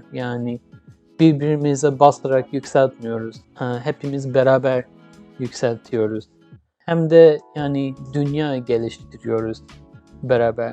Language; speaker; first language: Turkish; early bilingual, heritage; English